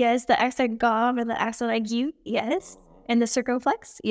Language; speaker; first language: English; native; English